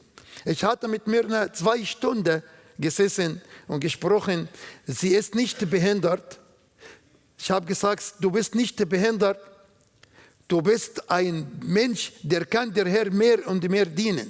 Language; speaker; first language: German; non-native, learner; Arabic